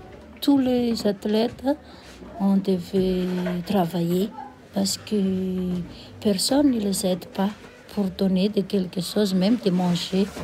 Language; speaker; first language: French; non-native, local second language; Malagasy